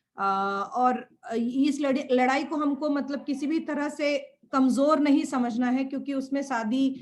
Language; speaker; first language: Hindi; non-native, local second language; Bangla